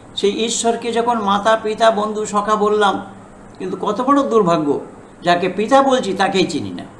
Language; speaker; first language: Bangla; non-native, fluent; Hindi